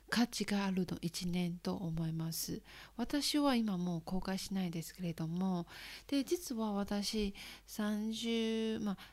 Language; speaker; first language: Japanese; non-native, learner; Chinese